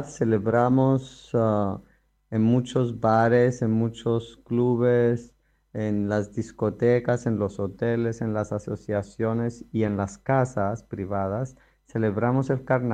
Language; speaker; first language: Spanish; non-native, fluent; Greek